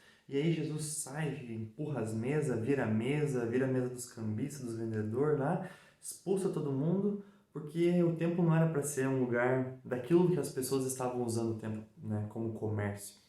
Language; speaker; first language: Portuguese; native; Portuguese